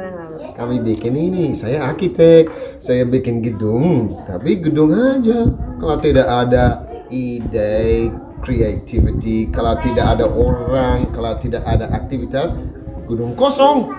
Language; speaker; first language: Indonesian; non-native, fluent; English